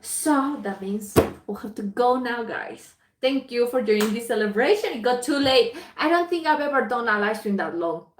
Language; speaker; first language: English; non-native, fluent; Spanish